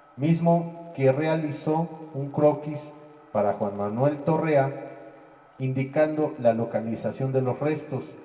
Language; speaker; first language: Spanish; native; Spanish